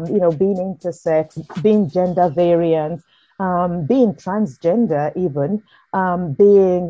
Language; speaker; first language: English; non-native, local second language; Yoruba